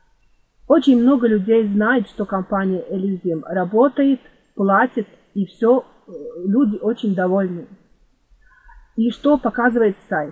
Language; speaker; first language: Russian; non-native, fluent; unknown